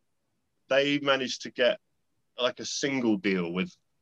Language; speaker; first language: English; native; English